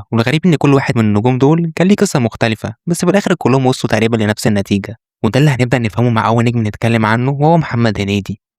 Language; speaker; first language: Arabic; native; Arabic